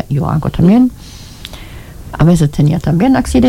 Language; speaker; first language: Spanish; non-native, learner; German